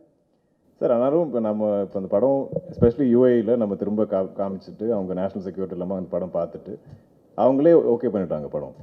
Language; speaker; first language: Tamil; non-native, local second language; Malayalam